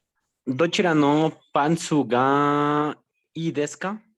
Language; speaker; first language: Japanese; non-native, learner; Spanish